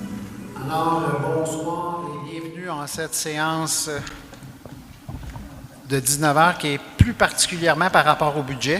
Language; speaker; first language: French; native; French